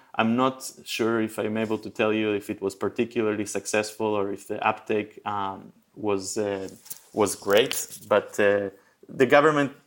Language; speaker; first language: English; early bilingual, other home language; Spanish